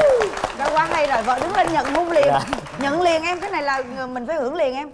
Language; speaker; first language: Vietnamese; native; Vietnamese